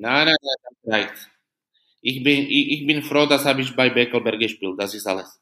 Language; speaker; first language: German; non-native, learner; Slovak